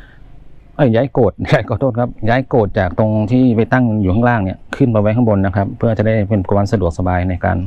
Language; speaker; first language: Thai; native; Thai